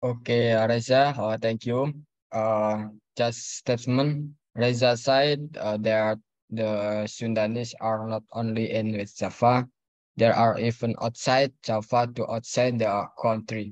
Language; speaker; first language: English; non-native, learner; Indonesian